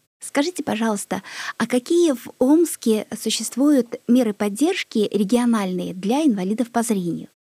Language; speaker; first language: Russian; native; Russian